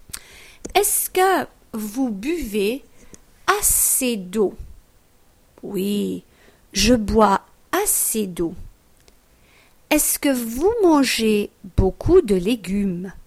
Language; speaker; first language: French; non-native, fluent; English